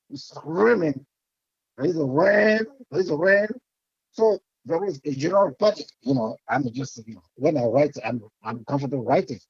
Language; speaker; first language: English; non-native, fluent; French